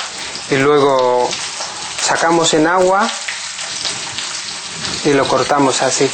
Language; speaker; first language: Spanish; non-native, learner; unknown